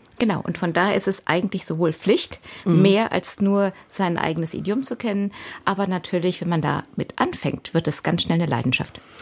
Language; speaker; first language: German; native; German